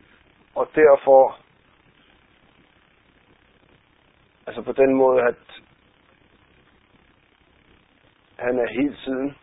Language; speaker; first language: Danish; non-native, fluent; Arabic